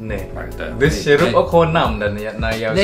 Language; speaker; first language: Dutch; non-native, learner; Indonesian